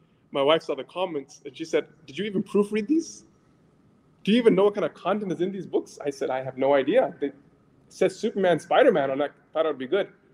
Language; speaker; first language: English; native; English